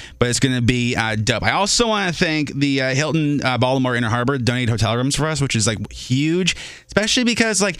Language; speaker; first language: English; native; English